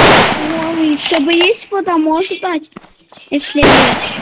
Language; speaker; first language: Russian; non-native, learner; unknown